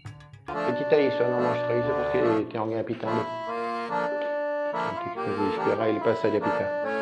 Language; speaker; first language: Portuguese; non-native, fluent; French